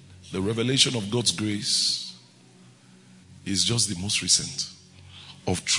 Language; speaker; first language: English; non-native, local second language; Bini